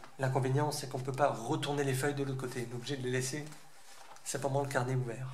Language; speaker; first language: French; native; French